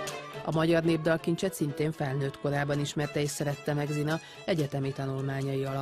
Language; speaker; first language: Hungarian; native; Hungarian